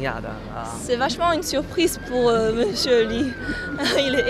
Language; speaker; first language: French; non-native, fluent; Chinese